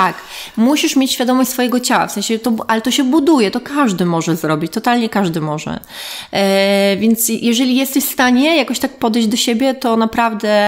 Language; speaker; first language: Polish; native; Polish